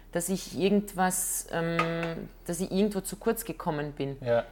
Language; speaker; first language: German; non-native, fluent; Croatian